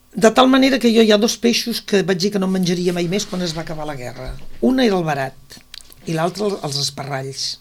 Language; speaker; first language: Catalan; native; Catalan